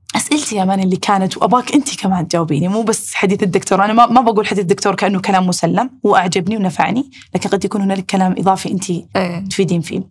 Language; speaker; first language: Arabic; native; Arabic